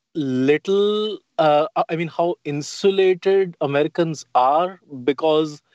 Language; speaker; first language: English; non-native, local second language; Hindi